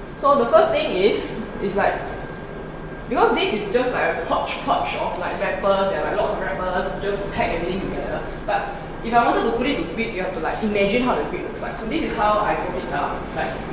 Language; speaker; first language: English; non-native, local second language; Min Nan Chinese